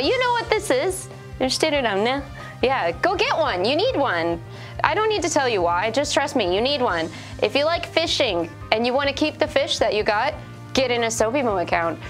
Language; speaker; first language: English; native; English